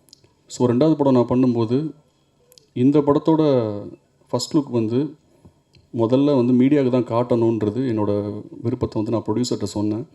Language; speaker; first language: Tamil; native; Tamil